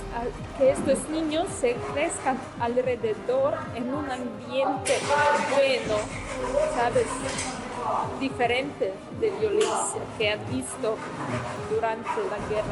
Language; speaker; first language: Spanish; non-native, fluent; Ukrainian